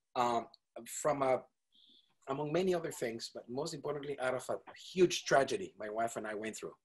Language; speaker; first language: English; non-native, fluent; Spanish